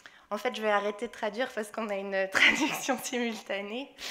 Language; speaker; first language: French; non-native, fluent; English